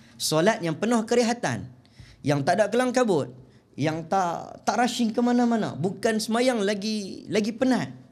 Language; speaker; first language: Malay; native; Malay